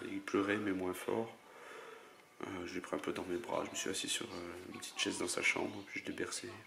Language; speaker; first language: French; native; French